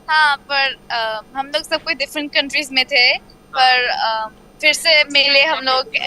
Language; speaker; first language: Hindi; early bilingual, heritage; Hindi